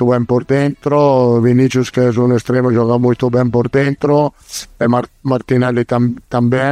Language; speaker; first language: Portuguese; non-native, learner; Italian